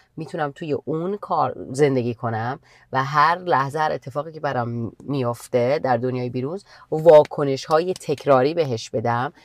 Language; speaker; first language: Persian; native; Persian